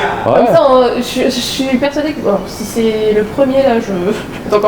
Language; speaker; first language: French; native; French